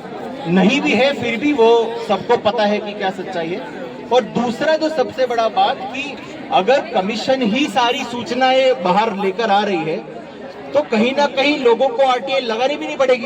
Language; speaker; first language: Hindi; native; Hindi